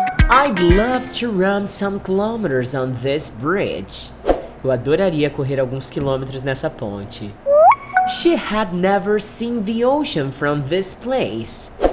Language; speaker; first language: English; non-native, fluent; Portuguese